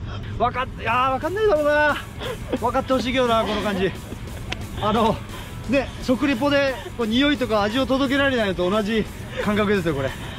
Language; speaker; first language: Japanese; native; Japanese